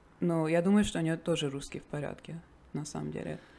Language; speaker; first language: Russian; early bilingual, heritage; Russian